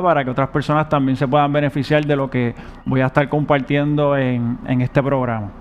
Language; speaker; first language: Spanish; native; Spanish